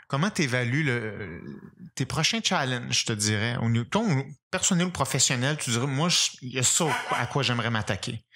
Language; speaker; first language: French; native; French